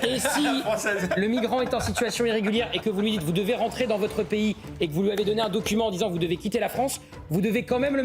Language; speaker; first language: French; native; French